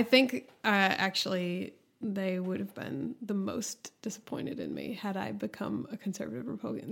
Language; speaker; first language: English; native; English